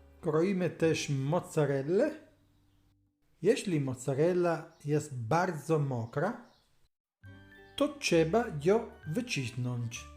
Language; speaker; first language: Polish; non-native, learner; Italian